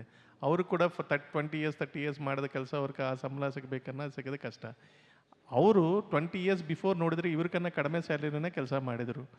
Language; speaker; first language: Kannada; non-native, local second language; Telugu